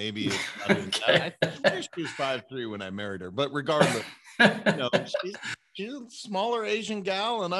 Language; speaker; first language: English; native; English